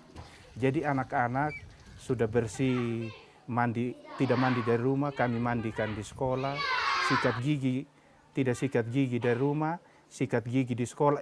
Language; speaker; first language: Indonesian; non-native, local second language; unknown